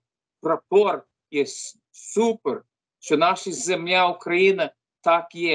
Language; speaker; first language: Ukrainian; early bilingual, heritage; Ukrainian